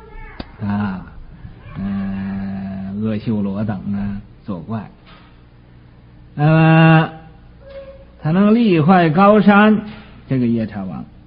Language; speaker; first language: Chinese; native; Chinese